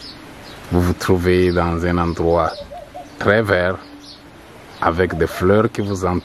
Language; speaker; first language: French; non-native, learner; English